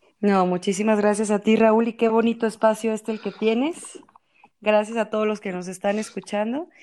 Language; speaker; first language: Spanish; native; Spanish